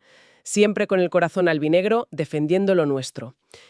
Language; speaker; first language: Spanish; native; Spanish